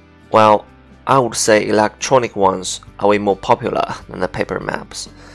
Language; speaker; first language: English; non-native, fluent; Chinese